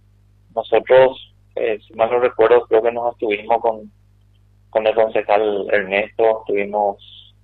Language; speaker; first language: Spanish; native; Spanish